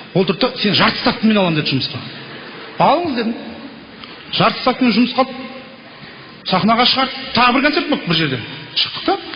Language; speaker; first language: Kazakh; native; Kazakh